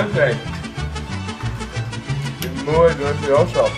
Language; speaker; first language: Spanish; non-native, learner; English